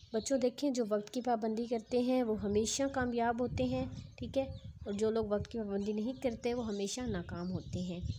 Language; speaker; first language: Urdu; non-native, local second language; Punjabi